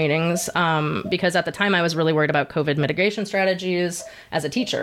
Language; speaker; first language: English; native; English